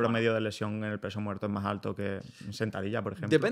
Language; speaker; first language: Spanish; native; Spanish